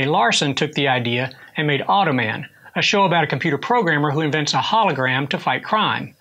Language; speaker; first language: English; native; English